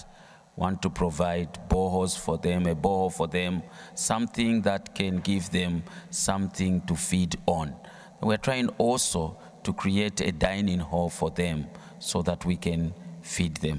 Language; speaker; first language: English; non-native, local second language; Bemba